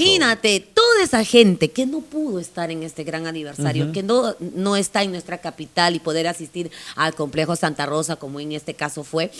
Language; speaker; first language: Spanish; native; Spanish